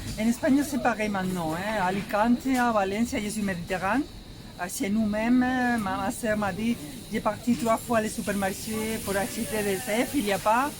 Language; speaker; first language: French; non-native, learner; Spanish